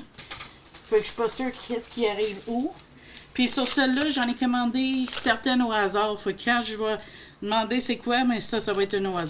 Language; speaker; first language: French; native; French